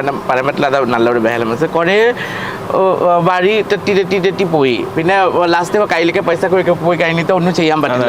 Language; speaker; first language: Malayalam; non-native, learner; Assamese